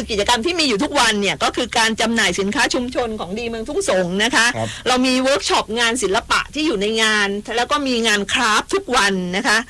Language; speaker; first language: Thai; native; Thai